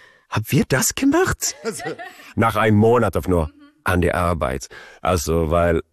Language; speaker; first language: German; early bilingual, heritage; Swedish